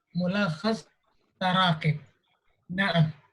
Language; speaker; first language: Indonesian; native; Indonesian